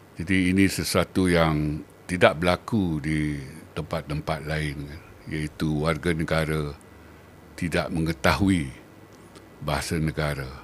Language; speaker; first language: Malay; native; Malay